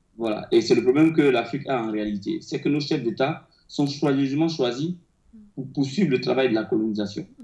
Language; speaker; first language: French; non-native, local second language; Akan